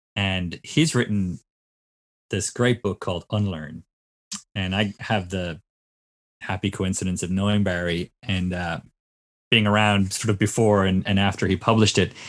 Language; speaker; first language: English; native; English